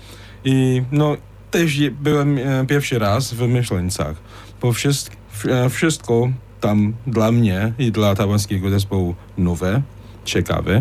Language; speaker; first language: Polish; non-native, fluent; Chinese